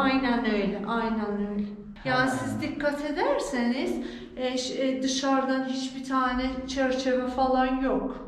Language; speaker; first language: Turkish; non-native, fluent; Persian